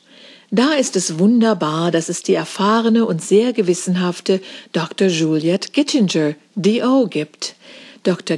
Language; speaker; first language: German; native; German